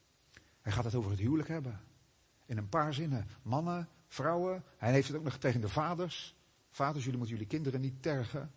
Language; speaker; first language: Dutch; native; Dutch